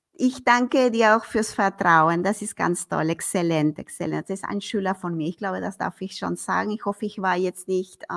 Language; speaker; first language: German; non-native, fluent; Spanish